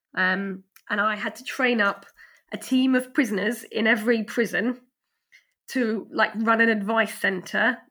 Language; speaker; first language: English; native; English